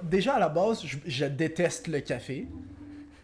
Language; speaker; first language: French; native; French